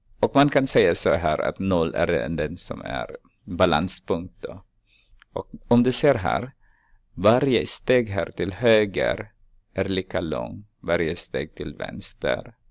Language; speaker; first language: Swedish; non-native, fluent; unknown